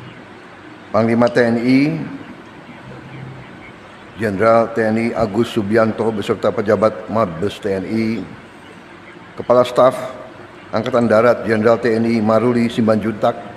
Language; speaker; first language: Indonesian; native; Indonesian